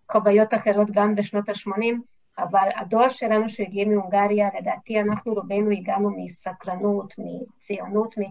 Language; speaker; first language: Hebrew; non-native, fluent; Hungarian